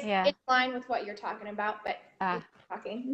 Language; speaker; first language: English; native; English